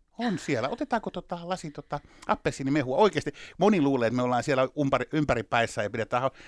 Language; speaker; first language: Finnish; native; Finnish